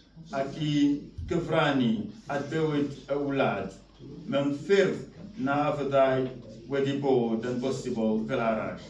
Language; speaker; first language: Welsh; non-native, fluent; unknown